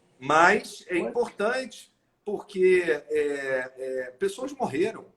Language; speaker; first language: Portuguese; native; Portuguese